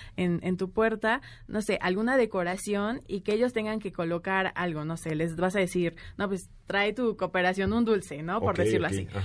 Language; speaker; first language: Spanish; native; Spanish